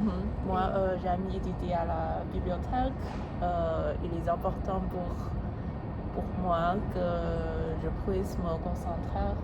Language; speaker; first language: French; non-native, learner; English